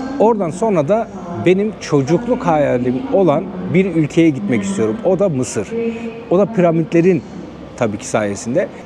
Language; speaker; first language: Turkish; native; Turkish